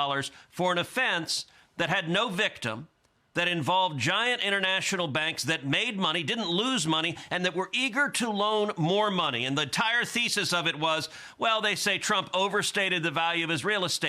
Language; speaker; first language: English; native; English